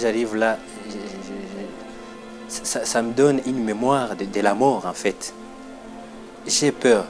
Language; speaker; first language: French; non-native, local second language; Kinyarwanda